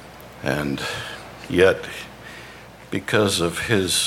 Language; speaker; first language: English; native; English